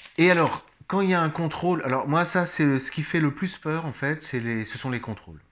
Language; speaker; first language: French; native; French